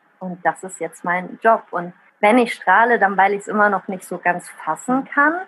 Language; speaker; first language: German; early bilingual, other home language; Italian